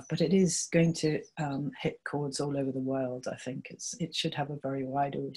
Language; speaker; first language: English; native; English